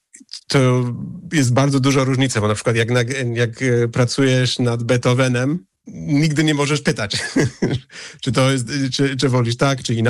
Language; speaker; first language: Polish; early bilingual, heritage; English